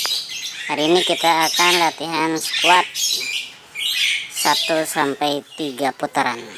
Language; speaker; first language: Indonesian; native; Indonesian